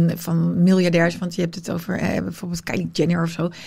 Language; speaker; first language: Dutch; early bilingual, other home language; Arabic